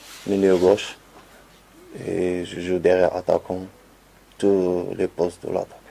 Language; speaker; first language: French; non-native, learner; Arabic